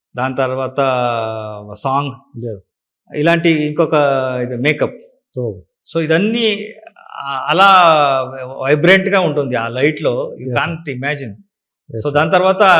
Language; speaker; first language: Telugu; non-native, learner; Kannada